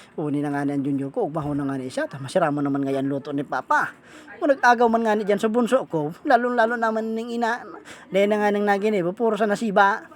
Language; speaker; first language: Filipino; native; Filipino